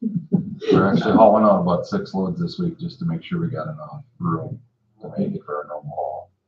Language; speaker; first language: English; native; English